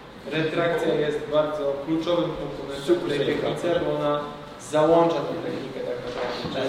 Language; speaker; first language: Polish; native; Polish